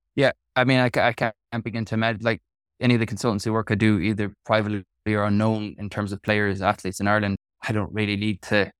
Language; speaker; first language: English; native; English